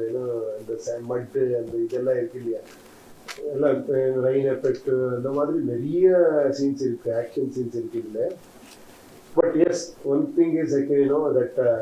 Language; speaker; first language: Tamil; non-native, learner; Kannada